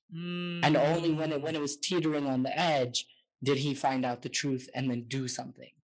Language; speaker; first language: English; native; English